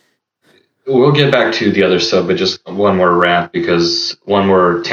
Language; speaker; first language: English; early bilingual, other home language; Russian